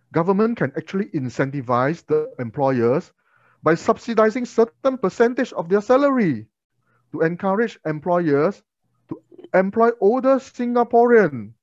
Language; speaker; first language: English; non-native, local second language; Chinese